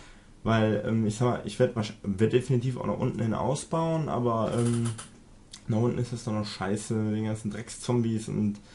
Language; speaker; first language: German; native; German